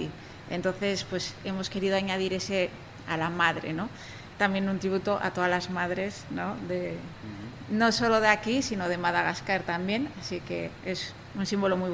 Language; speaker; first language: Spanish; native; Spanish